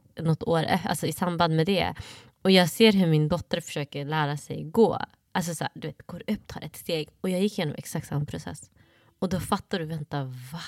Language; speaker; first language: Swedish; early bilingual, other home language; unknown